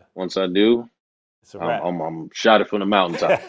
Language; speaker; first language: English; native; English